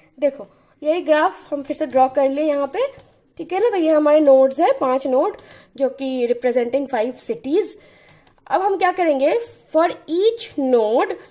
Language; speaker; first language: Hindi; non-native, local second language; Bangla